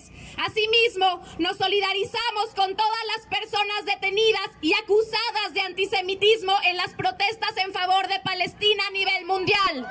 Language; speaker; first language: Spanish; native; Spanish